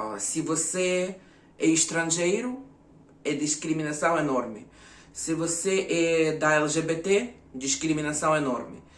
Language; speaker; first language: Portuguese; early bilingual, other home language; Ukrainian